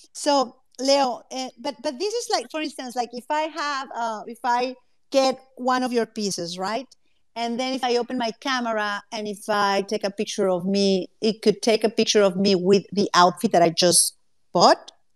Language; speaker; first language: English; non-native, fluent; Spanish